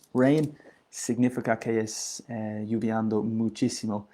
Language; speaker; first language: Spanish; non-native, learner; English